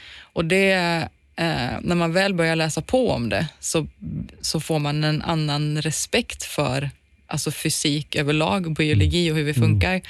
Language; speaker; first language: Swedish; native; Swedish